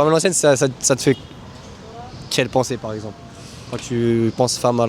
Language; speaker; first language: French; native; French